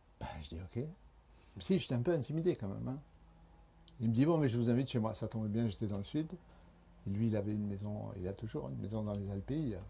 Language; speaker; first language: French; early bilingual, other home language; Spanish